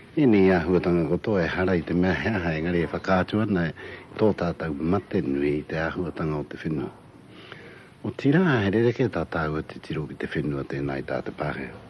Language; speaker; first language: Māori; native; Māori